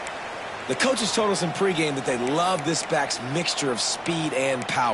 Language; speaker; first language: English; native; English